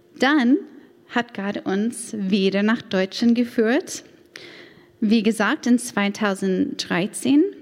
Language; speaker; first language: German; non-native, fluent; English